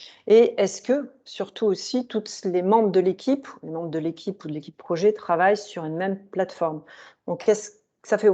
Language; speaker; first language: French; native; French